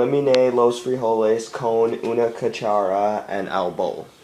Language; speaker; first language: Spanish; non-native, learner; English